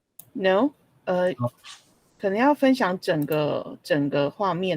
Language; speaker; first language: Chinese; native; Chinese